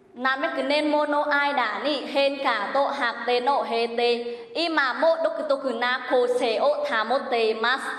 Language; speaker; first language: Japanese; non-native, fluent; Vietnamese